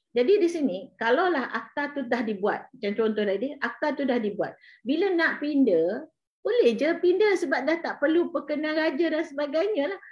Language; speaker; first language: Malay; native; Malay